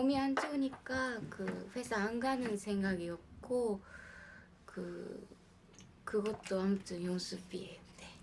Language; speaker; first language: Korean; non-native, learner; Japanese